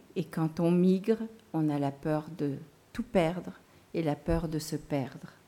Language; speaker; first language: French; non-native, local second language; Gujarati